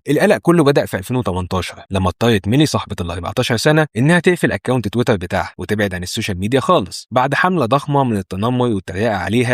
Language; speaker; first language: Arabic; native; Arabic